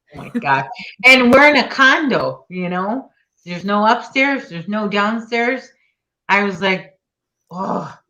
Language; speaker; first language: English; native; English